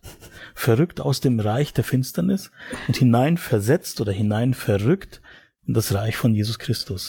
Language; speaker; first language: German; native; German